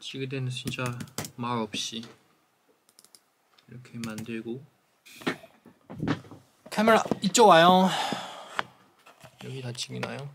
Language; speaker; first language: Korean; non-native, fluent; Chinese